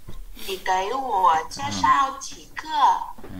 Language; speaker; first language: Chinese; non-native, learner; Vietnamese